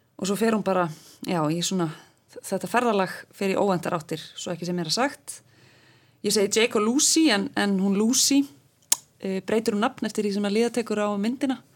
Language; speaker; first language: Icelandic; native; Icelandic